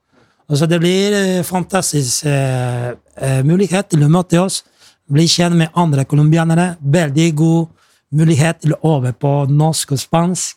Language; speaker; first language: Norwegian; non-native, fluent; Spanish